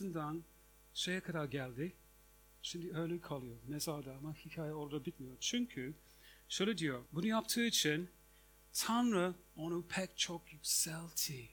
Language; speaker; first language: Turkish; non-native, fluent; English